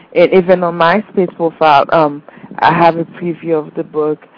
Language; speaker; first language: English; non-native, fluent; Haitian Creole